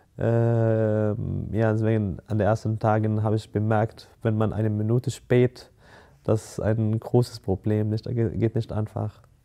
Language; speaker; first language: German; non-native, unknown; Arabic